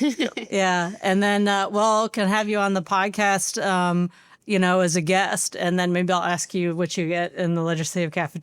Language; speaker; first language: English; native; English